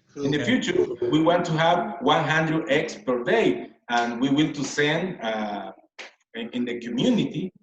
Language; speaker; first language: English; non-native, learner; Spanish